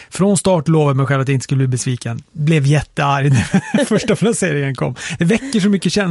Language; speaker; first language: Swedish; native; Swedish